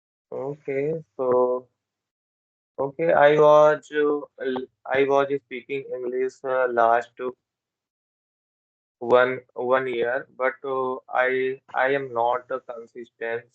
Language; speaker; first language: English; non-native, learner; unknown